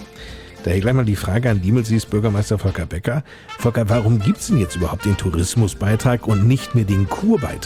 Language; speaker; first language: German; native; German